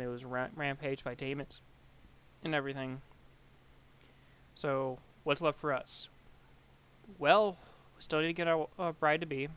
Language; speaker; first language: English; native; English